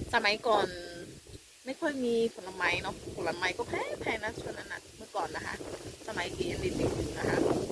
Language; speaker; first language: Thai; non-native, local second language; Akha